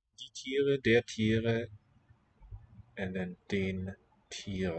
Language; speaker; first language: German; non-native, learner; English